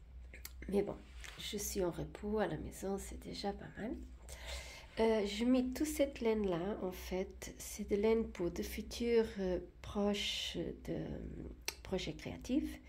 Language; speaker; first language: French; non-native, fluent; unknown